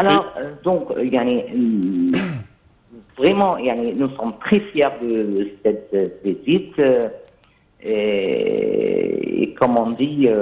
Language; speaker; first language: French; non-native, fluent; Arabic